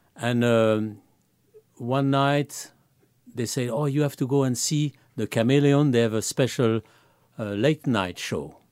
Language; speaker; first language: English; non-native, fluent; French